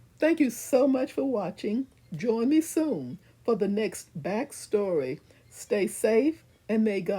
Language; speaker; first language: English; native; English